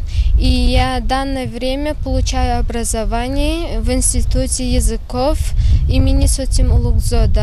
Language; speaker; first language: Russian; non-native, fluent; Turkmen